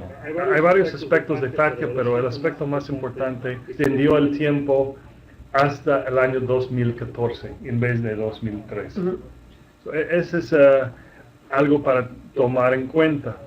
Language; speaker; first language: Spanish; non-native, fluent; English